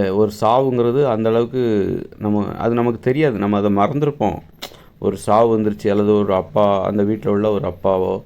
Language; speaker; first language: Tamil; native; Tamil